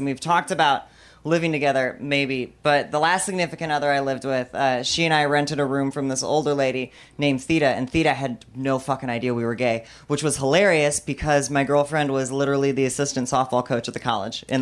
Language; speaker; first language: English; native; English